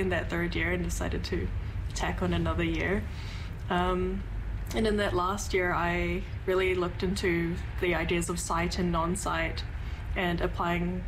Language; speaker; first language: English; native; English